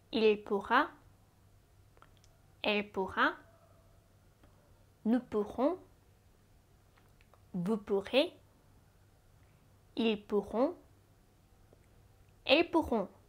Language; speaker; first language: French; non-native, fluent; Japanese